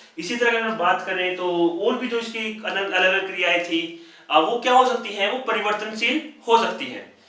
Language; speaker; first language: Hindi; native; Hindi